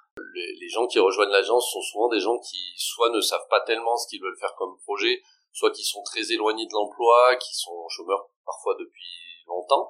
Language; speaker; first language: French; native; French